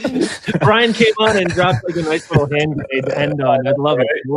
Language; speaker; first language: English; native; English